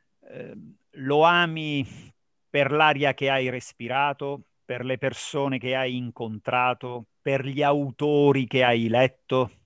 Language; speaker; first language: Italian; native; Italian